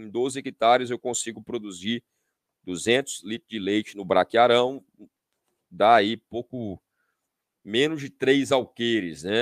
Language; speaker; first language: Portuguese; native; Portuguese